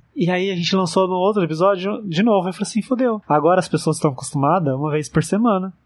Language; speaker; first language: Portuguese; native; Portuguese